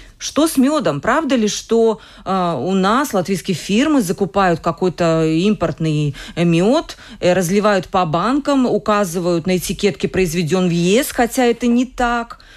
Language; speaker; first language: Russian; native; Russian